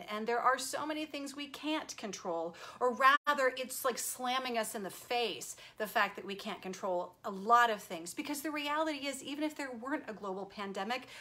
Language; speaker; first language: English; native; English